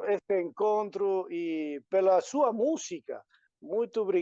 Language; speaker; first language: Portuguese; non-native, learner; Spanish